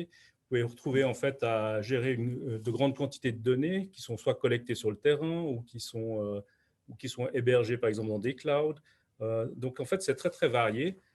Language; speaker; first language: French; native; French